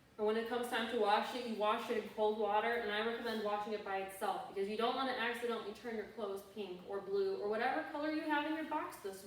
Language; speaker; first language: English; native; English